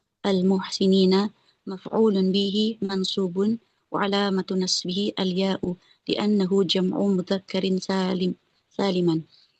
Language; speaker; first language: Arabic; non-native, learner; Indonesian